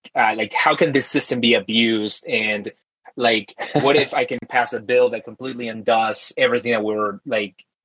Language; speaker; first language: English; early bilingual, other home language; Spanish